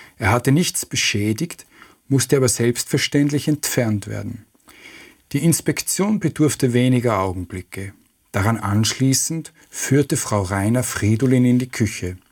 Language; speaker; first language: German; native; German